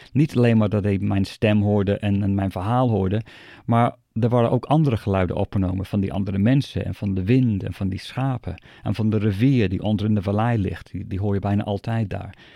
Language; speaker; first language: Dutch; non-native, fluent; English